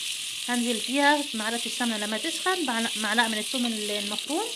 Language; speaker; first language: Arabic; native; Arabic